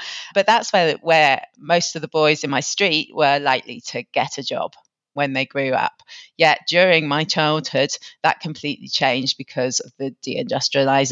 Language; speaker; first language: English; native; English